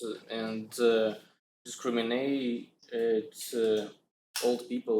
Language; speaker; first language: English; non-native, learner; Russian